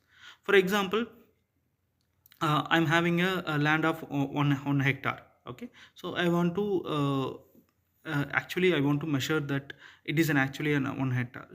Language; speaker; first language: English; non-native, local second language; Tamil